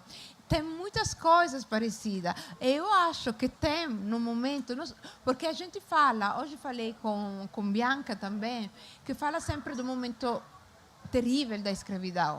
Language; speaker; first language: Portuguese; non-native, fluent; Italian